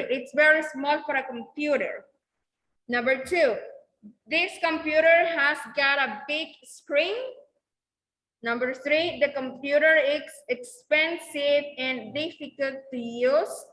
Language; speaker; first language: English; non-native, fluent; Spanish